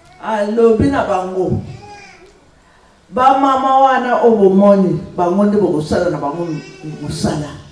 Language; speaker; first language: Lingala; non-native, local second language; Kongo